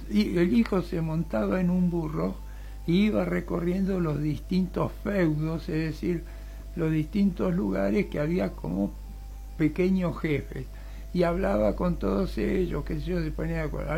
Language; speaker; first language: Spanish; native; Spanish